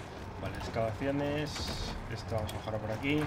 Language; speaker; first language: Spanish; native; Spanish